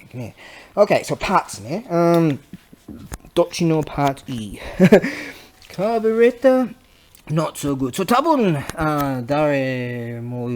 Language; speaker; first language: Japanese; non-native, learner; English